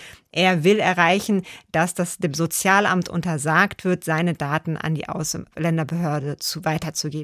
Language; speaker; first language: German; native; German